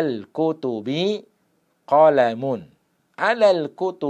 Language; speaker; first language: Arabic; non-native, fluent; Indonesian